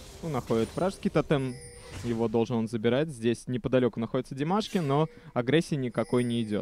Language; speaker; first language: Russian; native; Russian